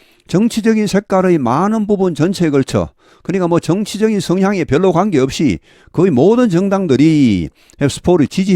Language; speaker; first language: Korean; native; Korean